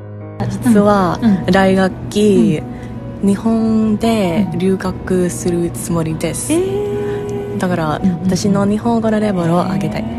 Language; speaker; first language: Japanese; non-native, learner; English